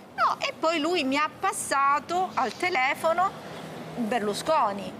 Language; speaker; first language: Italian; native; Italian